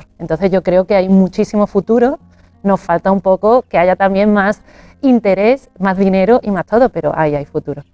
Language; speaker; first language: Spanish; native; Spanish